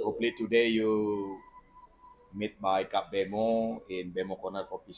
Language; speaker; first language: English; non-native, learner; Indonesian